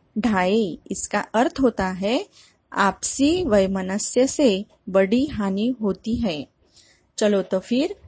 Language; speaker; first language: Hindi; non-native, local second language; Marathi